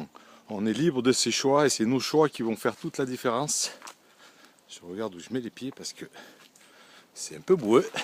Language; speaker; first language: French; native; French